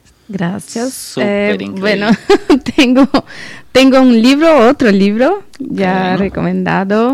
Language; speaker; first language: Spanish; non-native, learner; Portuguese